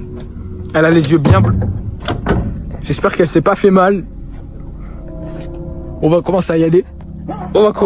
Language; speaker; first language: French; native; French